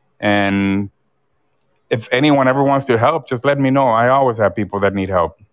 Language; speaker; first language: English; early bilingual, other home language; Spanish